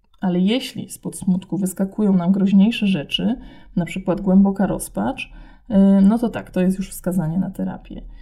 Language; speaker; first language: Polish; native; Polish